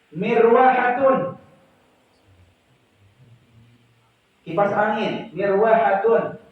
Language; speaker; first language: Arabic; non-native, learner; Indonesian